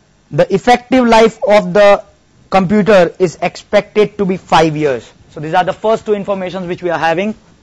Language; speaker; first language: English; non-native, local second language; Gujarati